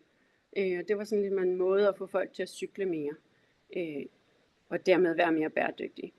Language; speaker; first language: Danish; native; Danish